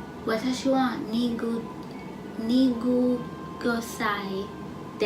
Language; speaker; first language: Japanese; non-native, learner; English